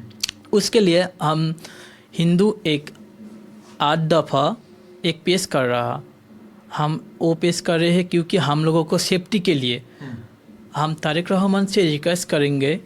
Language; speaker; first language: Hindi; non-native, learner; Bangla